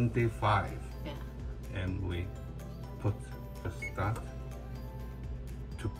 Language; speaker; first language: English; non-native, learner; Chinese